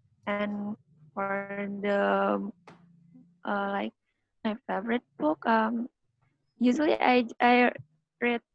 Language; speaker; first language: English; non-native, learner; Indonesian